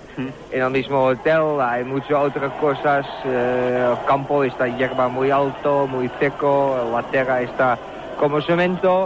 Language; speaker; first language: Spanish; non-native, learner; Dutch